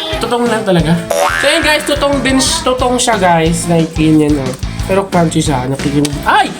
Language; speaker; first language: Filipino; native; Filipino